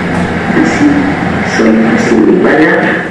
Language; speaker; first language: Spanish; non-native, local second language; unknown